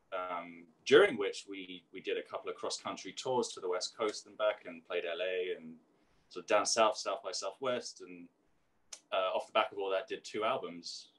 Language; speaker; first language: English; native; English